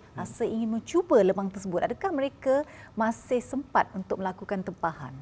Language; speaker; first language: Malay; native; Malay